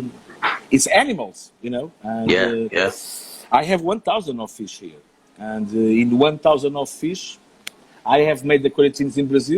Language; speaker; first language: English; non-native, learner; Portuguese